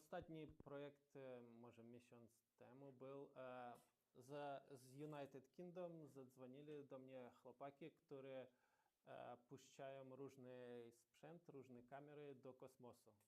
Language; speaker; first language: Polish; non-native, learner; Ukrainian